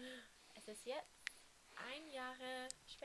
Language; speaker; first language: German; non-native, learner; English